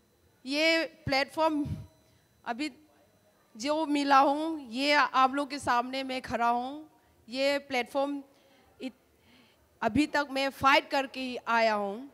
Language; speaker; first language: Hindi; non-native, local second language; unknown